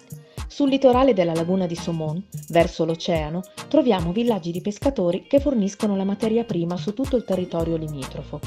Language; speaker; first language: Italian; native; Italian